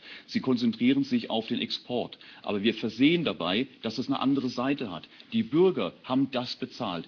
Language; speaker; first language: German; native; German